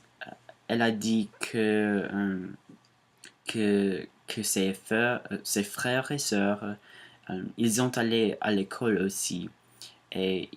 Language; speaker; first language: French; non-native, learner; English